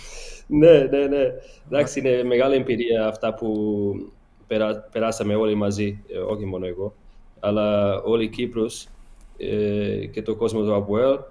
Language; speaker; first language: Greek; non-native, learner; Portuguese